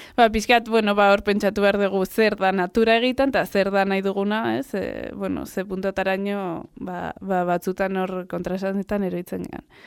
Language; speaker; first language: Basque; non-native, local second language; Spanish